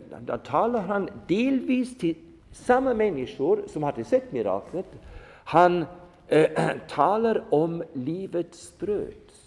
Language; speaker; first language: Swedish; non-native, fluent; German